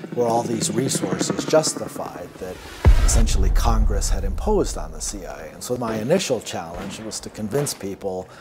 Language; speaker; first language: English; native; English